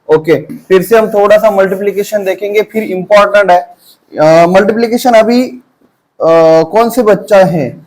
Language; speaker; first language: Hindi; non-native, local second language; Marathi